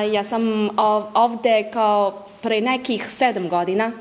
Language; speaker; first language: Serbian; non-native, learner; Chinese